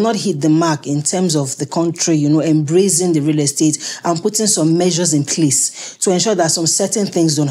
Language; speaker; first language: English; native; English